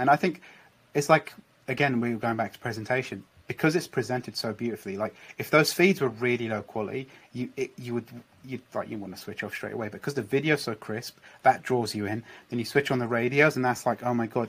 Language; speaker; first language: English; native; English